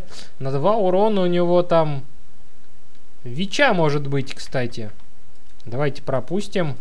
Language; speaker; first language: Russian; native; Russian